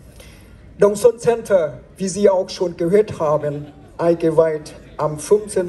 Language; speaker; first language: German; non-native, fluent; Vietnamese